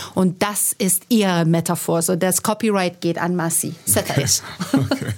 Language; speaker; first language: German; non-native, fluent; Persian